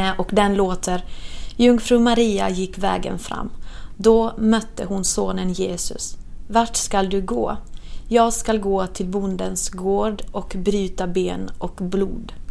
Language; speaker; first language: Swedish; non-native, fluent; Italian